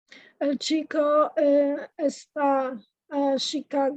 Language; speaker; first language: Spanish; non-native, learner; English